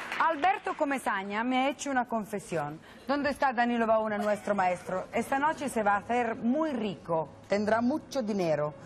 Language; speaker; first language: Spanish; non-native, fluent; Italian